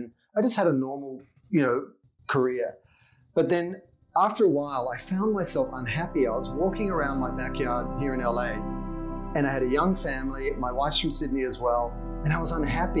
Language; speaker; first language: English; native; English